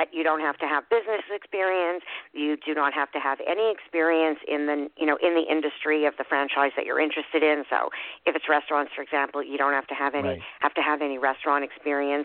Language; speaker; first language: English; native; English